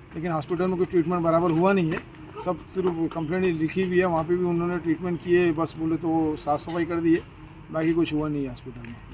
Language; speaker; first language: Hindi; non-native, local second language; Urdu